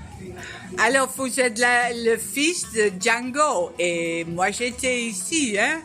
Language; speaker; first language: French; non-native, learner; Dutch